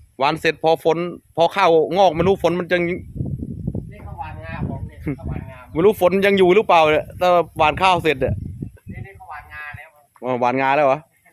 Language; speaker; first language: Thai; non-native, local second language; Northeastern Thai